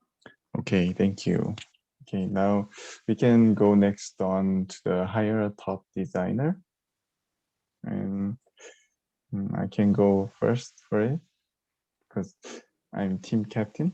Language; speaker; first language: English; non-native, learner; Korean